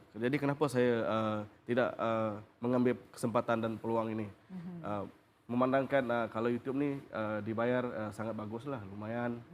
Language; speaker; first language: Malay; non-native, local second language; Iban